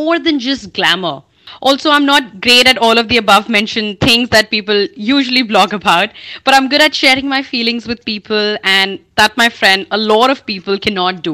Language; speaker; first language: English; non-native, local second language; Hindi